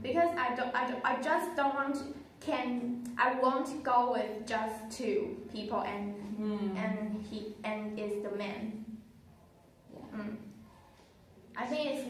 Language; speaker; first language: English; non-native, learner; Chinese